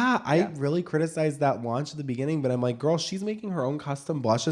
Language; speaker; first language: English; native; English